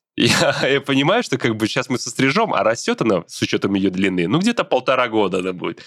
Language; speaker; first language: Russian; native; Russian